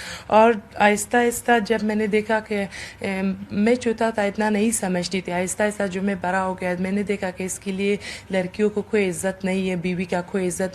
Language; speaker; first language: Hindi; non-native, learner; Persian